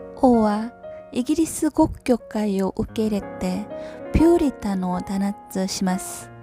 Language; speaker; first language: Japanese; non-native, learner; Korean